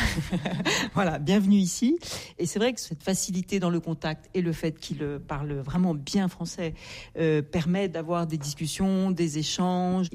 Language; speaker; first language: French; native; French